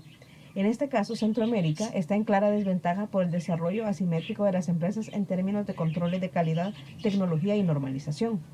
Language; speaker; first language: Spanish; native; Spanish